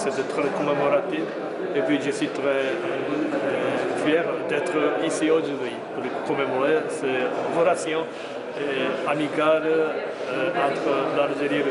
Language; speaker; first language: French; non-native, fluent; Japanese